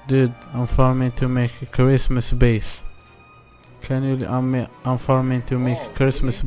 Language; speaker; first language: English; non-native, learner; Arabic